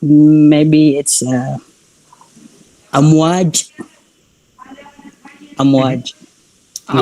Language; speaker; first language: English; non-native, learner; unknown